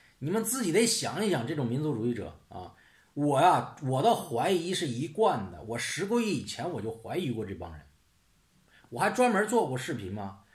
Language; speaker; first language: Chinese; native; Chinese